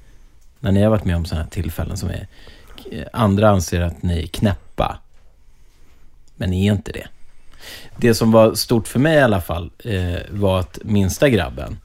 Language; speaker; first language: Swedish; native; Swedish